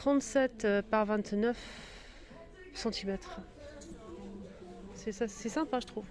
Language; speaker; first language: French; native; French